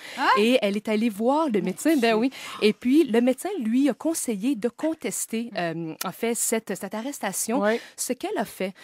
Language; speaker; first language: French; native; French